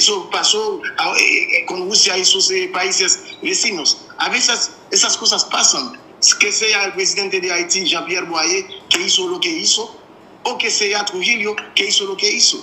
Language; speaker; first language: Spanish; non-native, fluent; Haitian Creole